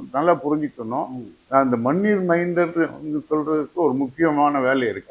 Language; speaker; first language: Tamil; non-native, local second language; Telugu